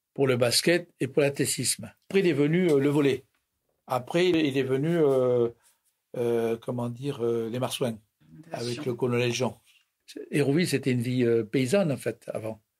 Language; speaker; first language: French; native; French